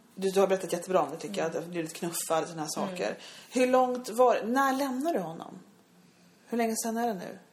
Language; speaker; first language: Swedish; native; Swedish